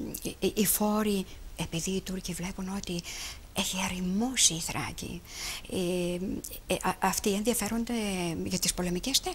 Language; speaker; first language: Greek; native; Greek